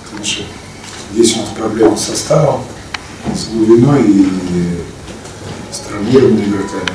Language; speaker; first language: Russian; native; Russian